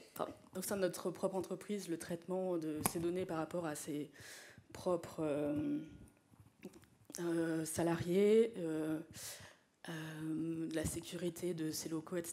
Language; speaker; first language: French; native; French